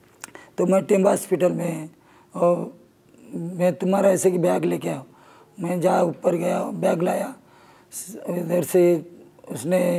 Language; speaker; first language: Hindi; non-native, local second language; Marathi